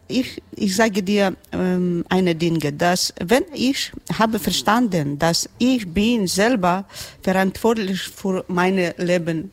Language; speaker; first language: German; non-native, learner; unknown